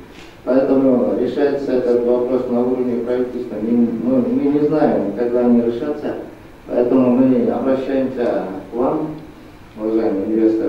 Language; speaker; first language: Russian; non-native, local second language; Kyrgyz